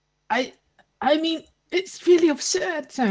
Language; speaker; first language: English; native; English